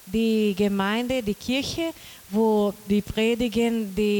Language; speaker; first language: German; non-native, learner; Portuguese